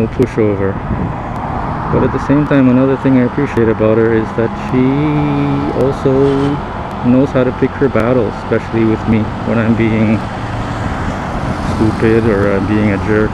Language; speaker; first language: English; non-native, local second language; Filipino